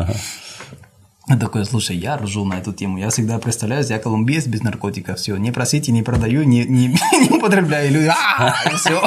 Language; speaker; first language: Russian; non-native, fluent; Spanish